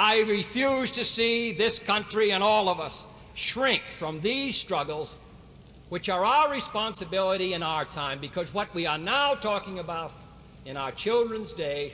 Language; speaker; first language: English; native; English